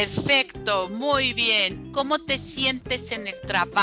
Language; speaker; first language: Spanish; non-native, fluent; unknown